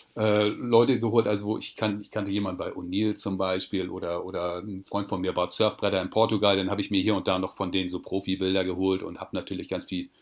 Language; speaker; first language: German; native; German